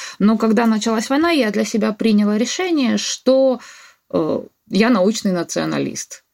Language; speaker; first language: Russian; native; Russian